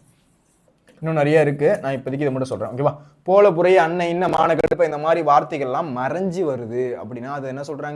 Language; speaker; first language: Tamil; native; Tamil